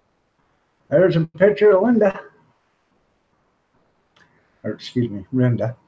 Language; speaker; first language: English; native; English